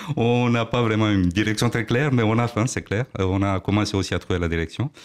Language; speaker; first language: French; non-native, fluent; Romanian